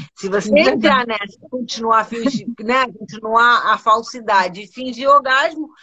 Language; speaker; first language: Portuguese; early bilingual, other home language; Spanish